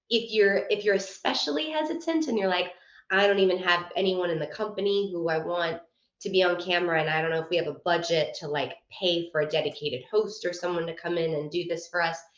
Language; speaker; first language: English; native; English